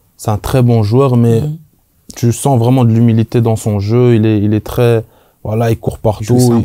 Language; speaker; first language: French; native; French